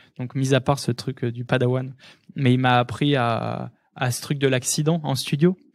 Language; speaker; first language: French; native; French